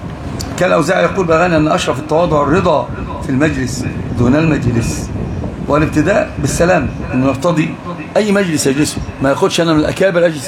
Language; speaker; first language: Arabic; native; Arabic